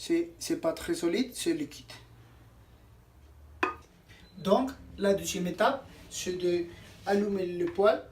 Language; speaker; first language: French; non-native, learner; Spanish